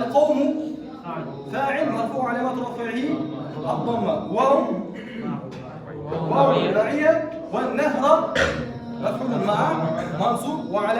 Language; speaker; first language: Arabic; non-native, fluent; Kazakh